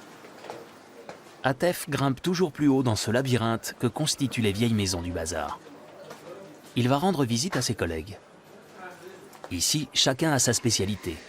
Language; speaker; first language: French; native; French